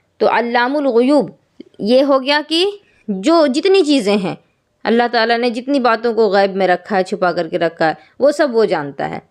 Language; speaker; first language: Urdu; native; Urdu